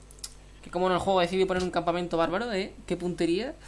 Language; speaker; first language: Spanish; native; Spanish